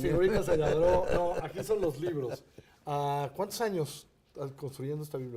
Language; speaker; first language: Spanish; native; Spanish